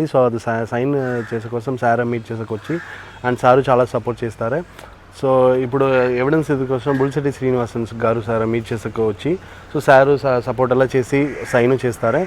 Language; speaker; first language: Telugu; non-native, learner; Tamil